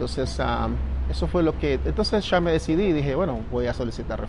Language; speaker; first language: Spanish; native; Spanish